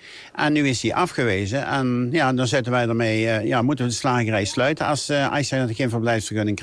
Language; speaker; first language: Dutch; native; Dutch